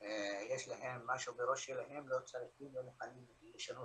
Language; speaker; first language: Hebrew; non-native, local second language; Arabic